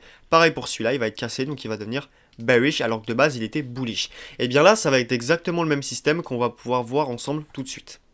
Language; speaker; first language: French; native; French